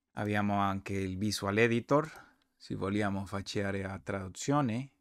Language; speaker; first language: Italian; non-native, learner; Spanish